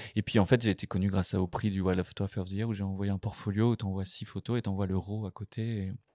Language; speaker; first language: French; native; French